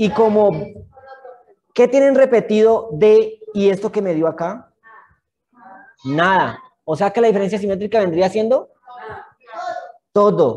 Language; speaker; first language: Spanish; native; Spanish